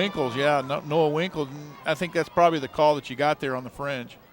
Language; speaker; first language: English; native; English